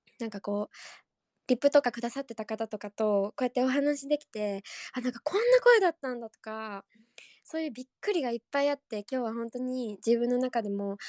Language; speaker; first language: Japanese; native; Japanese